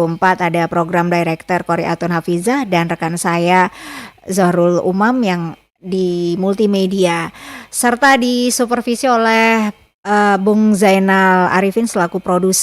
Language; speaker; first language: Indonesian; native; Indonesian